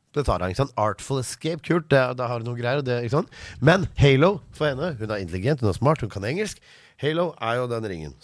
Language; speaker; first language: Norwegian; native; Norwegian